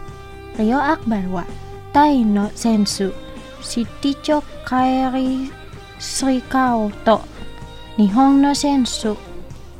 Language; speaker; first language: Japanese; non-native, fluent; Indonesian